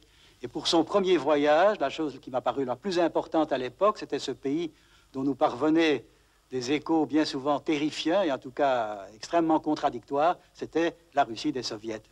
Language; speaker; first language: French; native; French